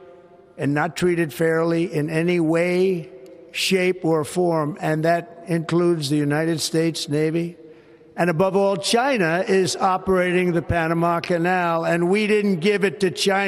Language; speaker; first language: English; native; English